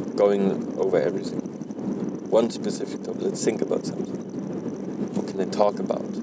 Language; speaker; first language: English; non-native, fluent; German